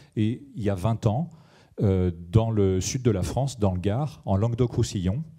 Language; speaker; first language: French; native; French